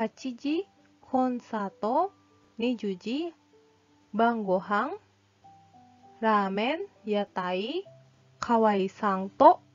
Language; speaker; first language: Japanese; non-native, learner; Indonesian